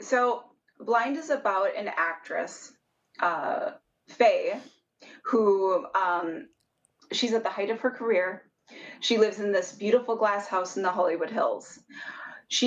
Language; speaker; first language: English; native; English